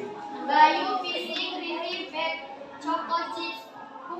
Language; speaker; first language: English; non-native, learner; Indonesian